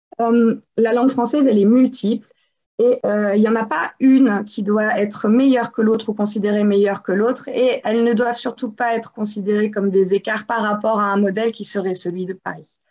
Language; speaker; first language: French; native; French